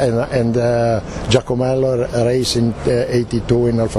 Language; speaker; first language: English; non-native, learner; Italian